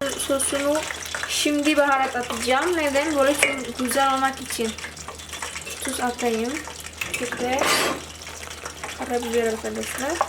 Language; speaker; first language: Turkish; non-native, learner; Indonesian